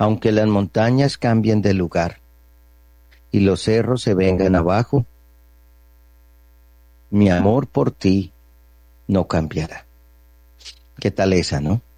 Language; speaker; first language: Spanish; native; Spanish